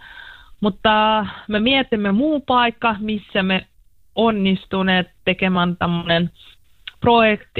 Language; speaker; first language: Finnish; non-native, fluent; Russian